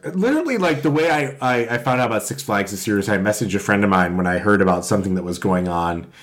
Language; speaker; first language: English; native; English